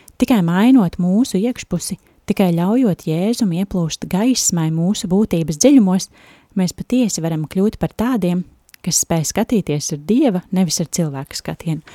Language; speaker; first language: Latvian; native; Latvian